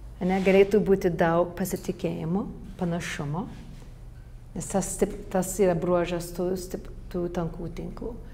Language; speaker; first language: Lithuanian; early bilingual, heritage; Lithuanian